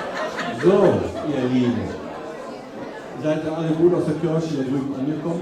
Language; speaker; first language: German; native; German